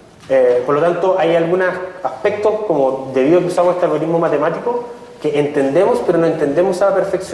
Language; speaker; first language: Spanish; native; Spanish